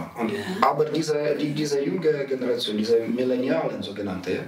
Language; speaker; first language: German; non-native, learner; Ukrainian